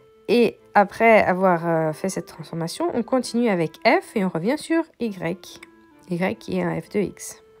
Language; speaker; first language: French; native; French